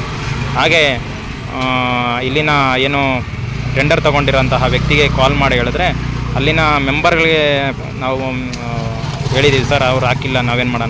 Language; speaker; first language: Kannada; native; Kannada